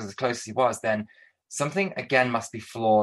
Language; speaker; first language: English; native; English